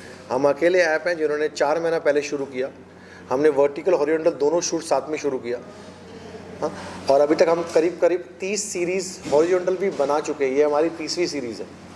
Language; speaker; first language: Hindi; native; Hindi